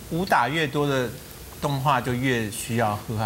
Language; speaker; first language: Chinese; native; Chinese